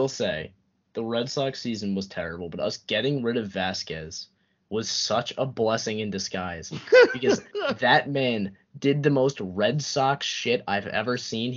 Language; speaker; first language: English; native; English